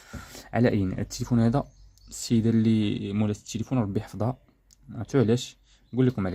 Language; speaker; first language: Arabic; native; Arabic